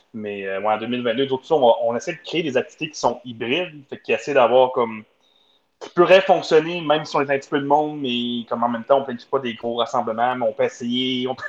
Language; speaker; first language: French; native; French